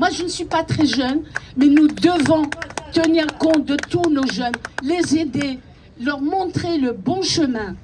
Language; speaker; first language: French; non-native, local second language; Kabyle